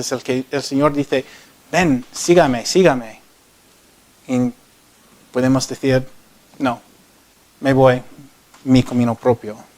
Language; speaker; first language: Spanish; non-native, learner; English